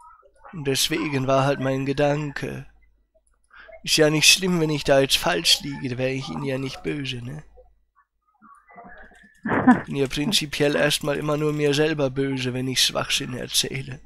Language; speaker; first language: German; native; German